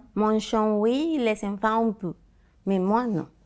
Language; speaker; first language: French; non-native, fluent; Spanish